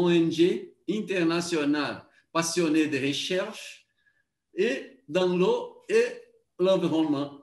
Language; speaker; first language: French; non-native, learner; Portuguese